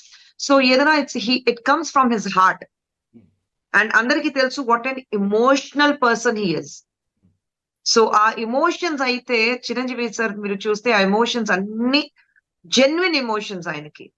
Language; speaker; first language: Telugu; non-native, local second language; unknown